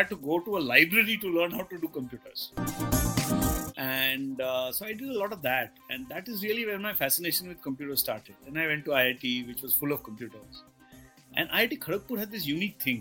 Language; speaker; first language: English; non-native, local second language; Bangla